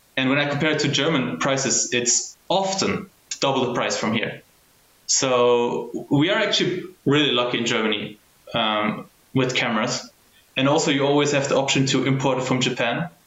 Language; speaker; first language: English; early bilingual, heritage; German